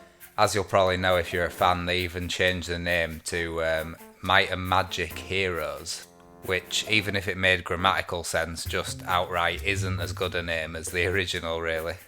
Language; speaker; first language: English; native; English